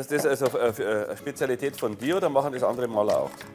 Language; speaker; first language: German; native; German